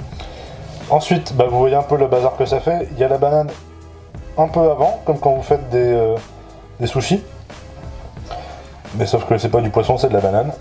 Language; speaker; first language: French; native; French